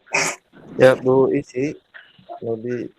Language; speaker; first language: English; non-native, learner; Indonesian